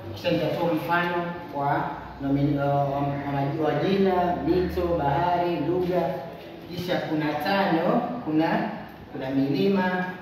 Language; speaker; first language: Swahili; native; Swahili